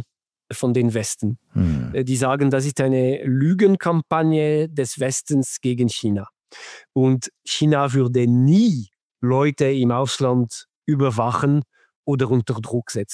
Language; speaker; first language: German; non-native, fluent; French